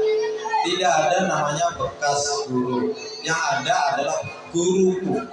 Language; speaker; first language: Indonesian; non-native, local second language; Banjar